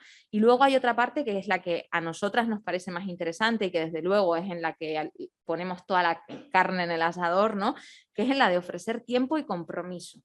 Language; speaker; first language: Spanish; native; Spanish